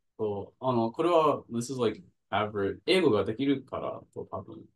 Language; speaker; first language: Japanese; non-native, learner; English